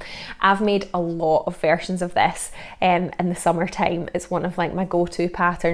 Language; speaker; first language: English; native; English